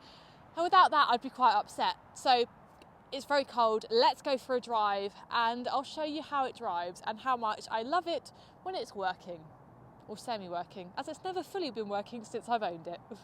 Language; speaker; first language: English; native; English